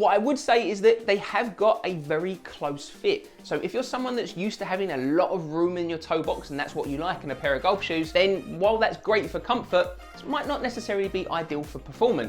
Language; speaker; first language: English; native; English